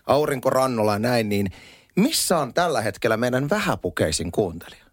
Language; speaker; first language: Finnish; native; Finnish